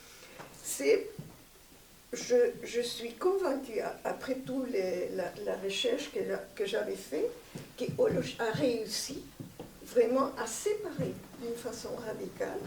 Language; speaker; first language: French; non-native, fluent; Spanish